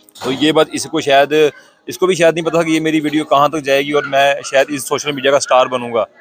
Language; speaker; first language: Urdu; native; Urdu